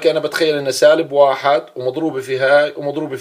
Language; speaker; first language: Arabic; native; Arabic